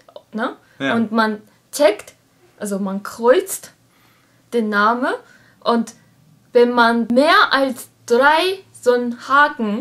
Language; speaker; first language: German; non-native, learner; Japanese